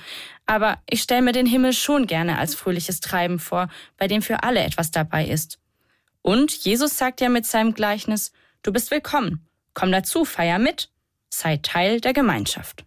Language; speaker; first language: German; native; German